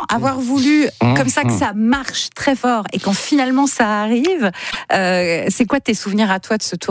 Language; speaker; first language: French; native; French